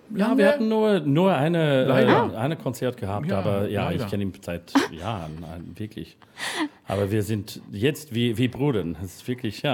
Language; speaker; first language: German; non-native, fluent; English